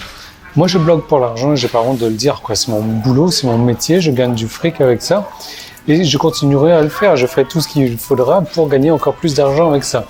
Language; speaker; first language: French; native; French